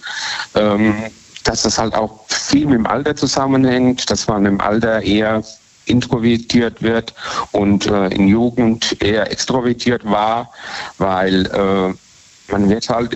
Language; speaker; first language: German; native; German